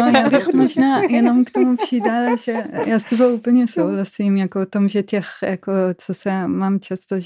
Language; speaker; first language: Czech; non-native, fluent; Hebrew